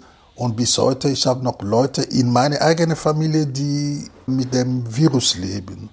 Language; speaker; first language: German; non-native, fluent; Lingala